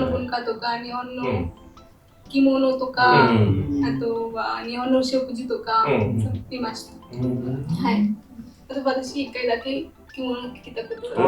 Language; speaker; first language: Japanese; non-native, learner; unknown